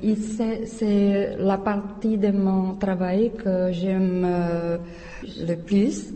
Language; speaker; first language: French; non-native, learner; Czech